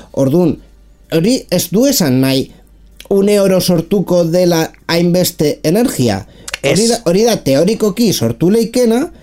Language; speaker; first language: Basque; non-native, local second language; Spanish